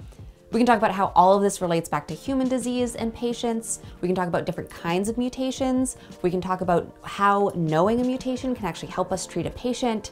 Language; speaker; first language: English; native; English